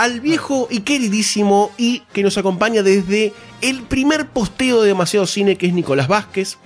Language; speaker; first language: Spanish; native; Spanish